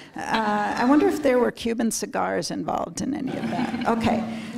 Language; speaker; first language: English; native; English